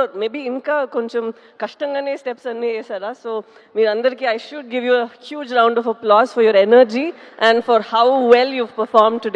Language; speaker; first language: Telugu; non-native, fluent; Tamil